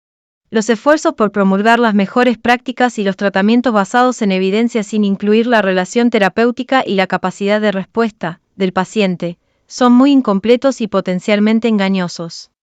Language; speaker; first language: Spanish; native; Spanish